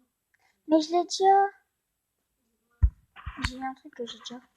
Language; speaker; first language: French; native; French